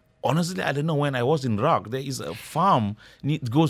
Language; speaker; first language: English; non-native, local second language; Malay